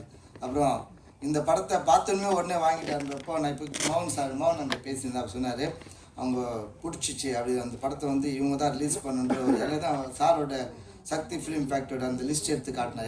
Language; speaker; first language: Tamil; native; Tamil